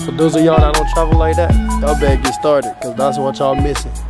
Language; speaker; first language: English; early bilingual, other home language; French